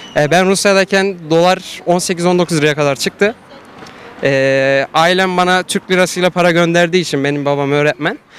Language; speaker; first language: Turkish; native; Turkish